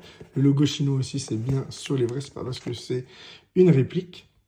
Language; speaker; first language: French; native; French